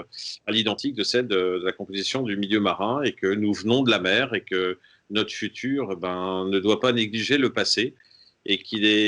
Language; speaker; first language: French; native; French